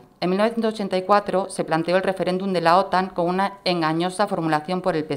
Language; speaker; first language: Spanish; native; Spanish